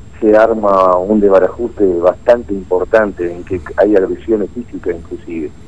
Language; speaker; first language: Spanish; native; Spanish